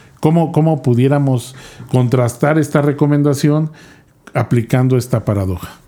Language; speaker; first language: Spanish; native; Spanish